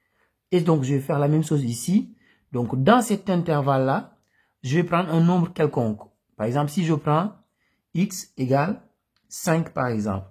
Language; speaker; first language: French; native; French